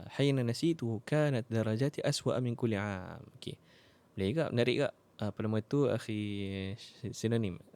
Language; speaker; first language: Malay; native; Malay